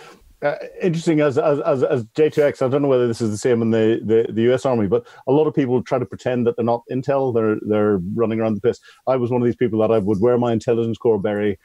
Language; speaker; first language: English; native; English